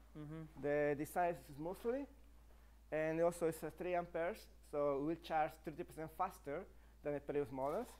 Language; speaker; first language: English; non-native, fluent; Spanish